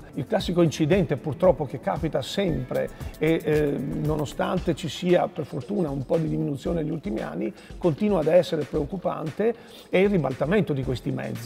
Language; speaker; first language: Italian; native; Italian